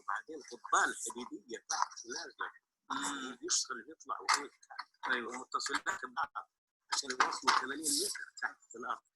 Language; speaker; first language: Arabic; native; Arabic